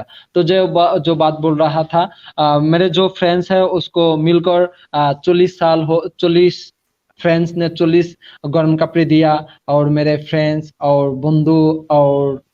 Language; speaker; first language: Hindi; non-native, learner; Bangla